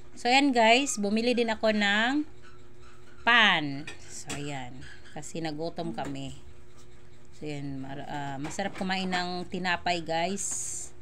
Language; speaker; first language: Filipino; non-native, local second language; Cebuano